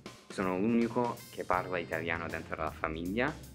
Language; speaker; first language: Italian; non-native, fluent; English